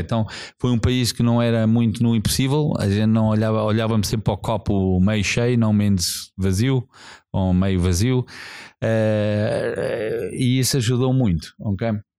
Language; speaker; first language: Portuguese; non-native, fluent; English